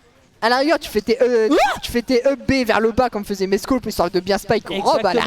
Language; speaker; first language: French; native; French